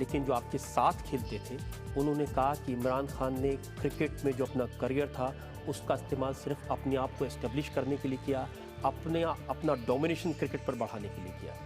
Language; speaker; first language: Hindi; native; Hindi